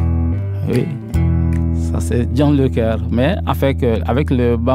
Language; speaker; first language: French; non-native, local second language; Bambara